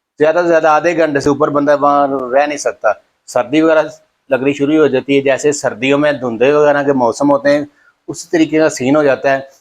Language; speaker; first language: Urdu; non-native, local second language; Punjabi